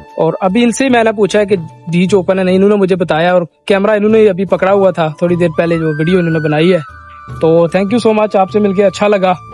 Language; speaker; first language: Urdu; non-native, local second language; Punjabi